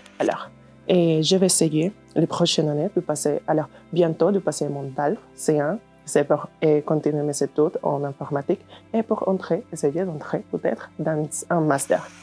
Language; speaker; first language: French; non-native, fluent; Spanish